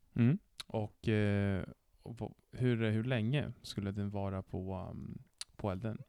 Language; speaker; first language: Swedish; non-native, fluent; Italian